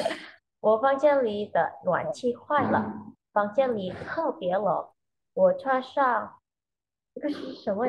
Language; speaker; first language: Chinese; non-native, fluent; Indonesian